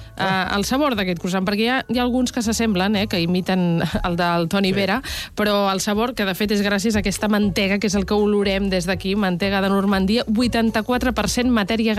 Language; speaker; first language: Catalan; native; Catalan